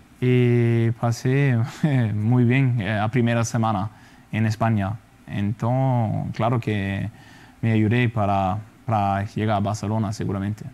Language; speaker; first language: Spanish; non-native, fluent; Danish